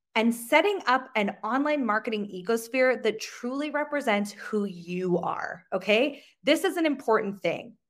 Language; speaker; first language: English; native; English